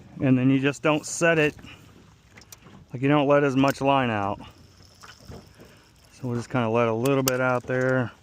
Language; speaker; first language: English; native; English